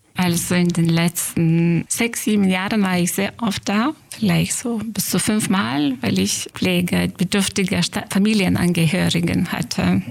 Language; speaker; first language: German; non-native, fluent; Lithuanian